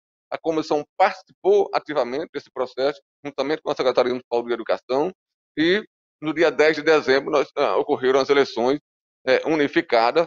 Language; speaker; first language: Portuguese; native; Portuguese